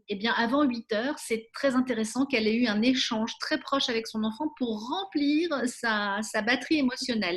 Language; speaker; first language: French; native; French